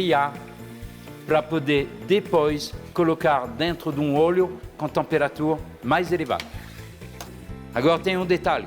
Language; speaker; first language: Portuguese; non-native, fluent; French